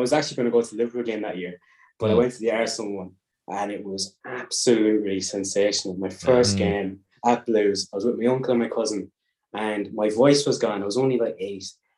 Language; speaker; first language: English; native; English